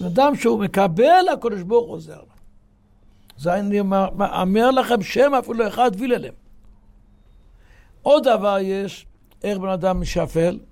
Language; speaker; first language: Hebrew; non-native, local second language; Yiddish